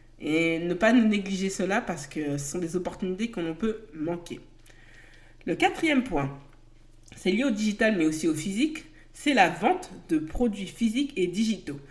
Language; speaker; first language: French; native; French